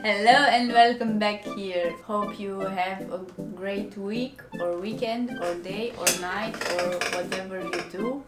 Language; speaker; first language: English; non-native, learner; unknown